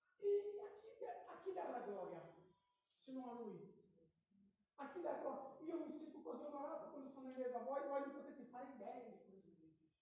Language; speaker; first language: Italian; non-native, fluent; Portuguese